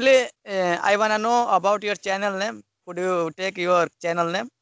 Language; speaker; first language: English; non-native, learner; Hindi